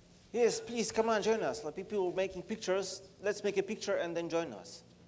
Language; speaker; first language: English; non-native, fluent; Polish